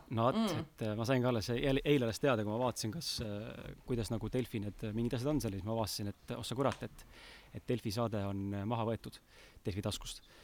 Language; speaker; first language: Estonian; native; Estonian